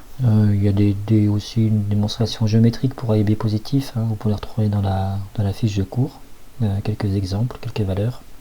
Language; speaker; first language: French; native; French